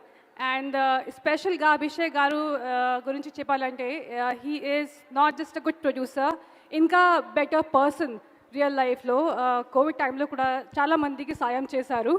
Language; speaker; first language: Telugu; non-native, fluent; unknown